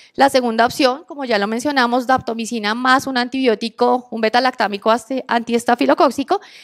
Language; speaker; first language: Spanish; native; Spanish